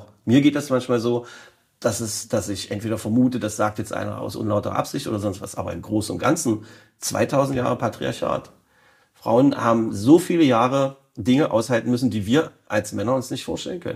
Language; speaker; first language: German; native; German